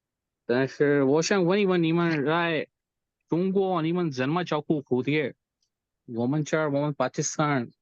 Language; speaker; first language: Chinese; non-native, learner; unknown